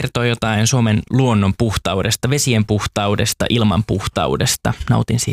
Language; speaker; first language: Finnish; native; Finnish